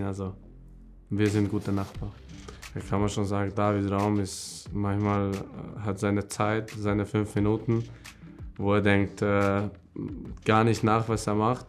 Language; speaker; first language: German; non-native, fluent; Hungarian